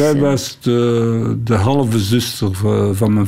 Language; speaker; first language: Dutch; non-native, local second language; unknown